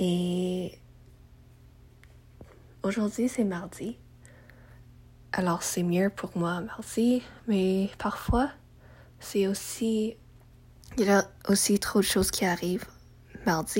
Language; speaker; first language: French; non-native, learner; English